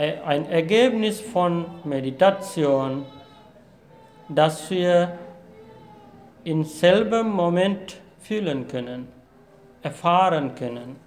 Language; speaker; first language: German; non-native, fluent; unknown